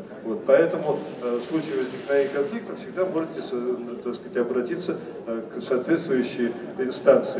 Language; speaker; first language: Russian; native; Russian